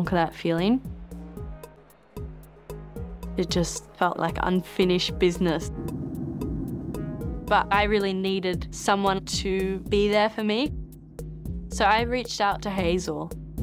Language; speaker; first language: English; native; English